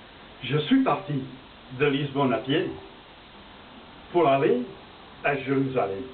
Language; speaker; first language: French; non-native, fluent; Portuguese